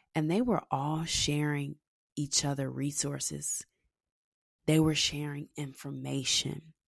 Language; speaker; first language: English; native; English